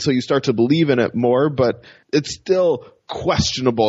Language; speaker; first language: English; native; English